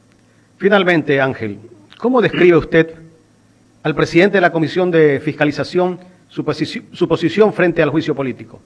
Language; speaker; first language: Spanish; native; Spanish